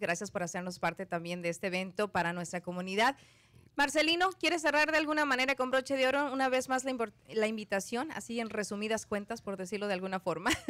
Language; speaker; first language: Spanish; native; Spanish